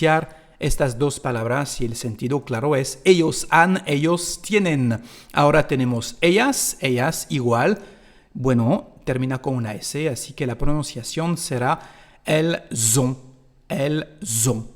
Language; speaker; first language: Spanish; non-native, fluent; French